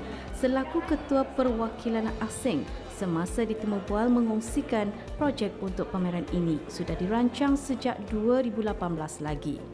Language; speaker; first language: Malay; native; Malay